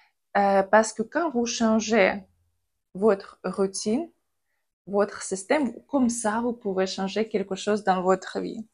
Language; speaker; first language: French; non-native, fluent; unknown